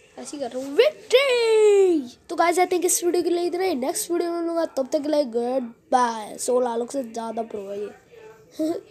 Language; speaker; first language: Hindi; native; Hindi